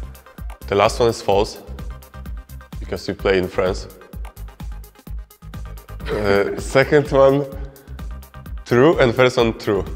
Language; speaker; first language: English; non-native, learner; Polish